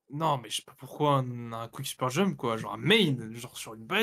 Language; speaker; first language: French; native; French